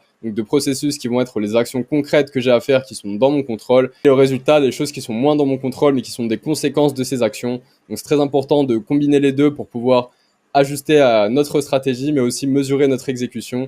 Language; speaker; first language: French; native; French